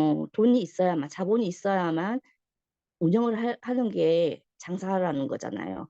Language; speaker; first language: Korean; native; Korean